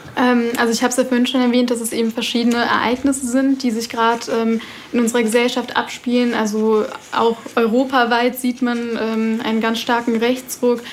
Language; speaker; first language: German; early bilingual, other home language; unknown